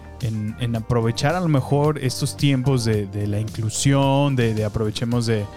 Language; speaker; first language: Spanish; native; Spanish